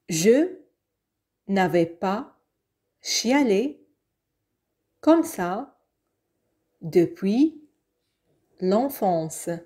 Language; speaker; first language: French; non-native, fluent; Arabic